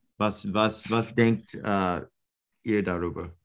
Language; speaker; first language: German; non-native, learner; English